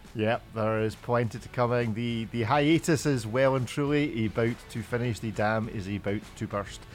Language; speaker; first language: English; native; English